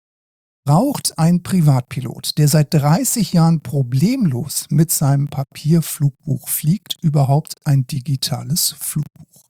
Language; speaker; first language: German; native; German